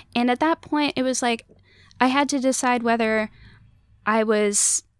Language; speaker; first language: English; native; English